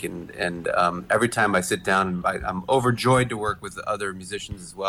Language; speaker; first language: English; native; English